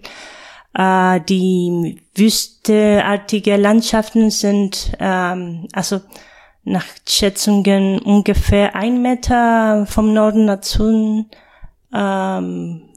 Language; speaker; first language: German; non-native, fluent; Spanish